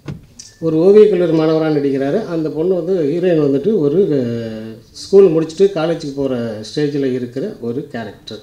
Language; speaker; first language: Tamil; native; Tamil